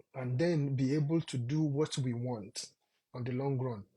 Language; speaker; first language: English; non-native, local second language; Yoruba